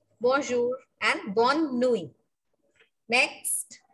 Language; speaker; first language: French; non-native, fluent; Hindi